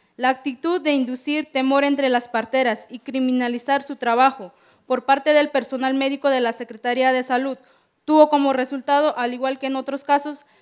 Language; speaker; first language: Spanish; non-native, local second language; Tzeltal